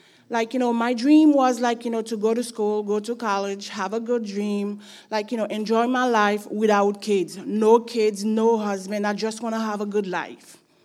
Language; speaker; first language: English; non-native, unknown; Haitian Creole